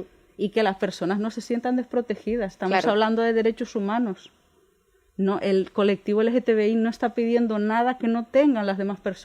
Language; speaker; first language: Spanish; native; Spanish